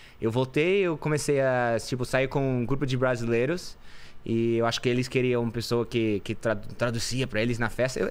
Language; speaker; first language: Portuguese; non-native, fluent; English